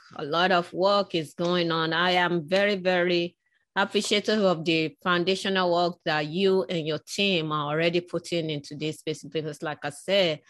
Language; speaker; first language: English; non-native, local second language; Yoruba